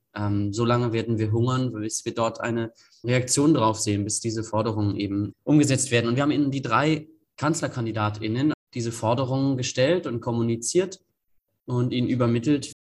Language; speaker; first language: German; native; German